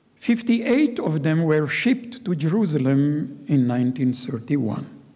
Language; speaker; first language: English; non-native, fluent; Hebrew